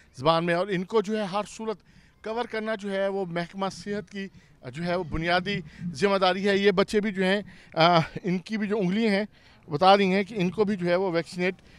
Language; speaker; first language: Urdu; non-native, local second language; Saraiki